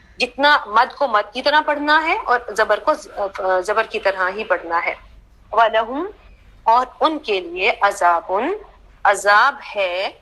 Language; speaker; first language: Urdu; native; Urdu